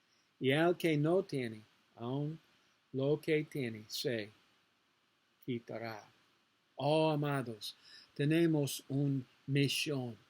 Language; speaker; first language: Spanish; non-native, learner; English